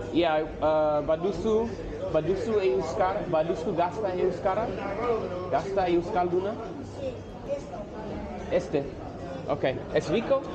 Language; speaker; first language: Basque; non-native, learner; English